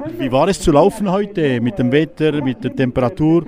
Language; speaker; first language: German; native; German